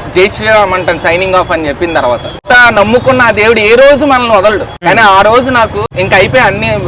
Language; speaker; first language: Telugu; early bilingual, other home language; Burmese